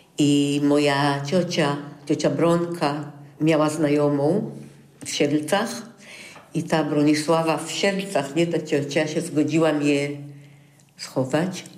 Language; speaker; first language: Polish; native; Polish